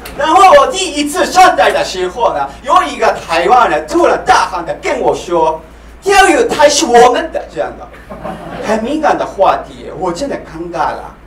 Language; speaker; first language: Chinese; non-native, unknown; Japanese